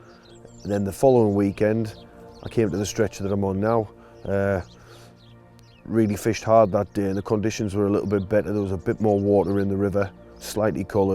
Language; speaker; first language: English; native; English